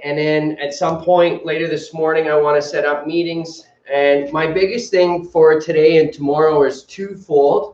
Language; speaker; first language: English; native; English